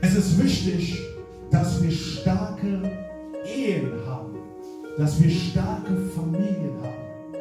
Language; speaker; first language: German; non-native, fluent; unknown